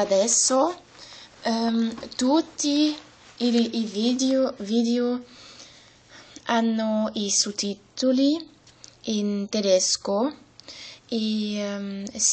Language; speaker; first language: Italian; non-native, learner; German